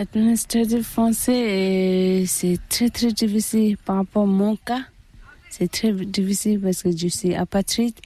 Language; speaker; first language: French; non-native, learner; Tibetan